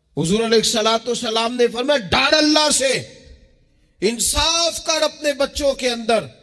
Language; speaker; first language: Urdu; non-native, local second language; Punjabi